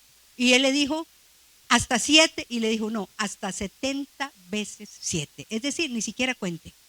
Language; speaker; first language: Spanish; native; Spanish